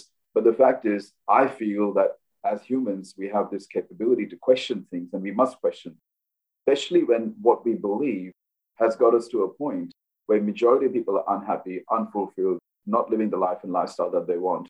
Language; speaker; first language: English; non-native, local second language; Hindi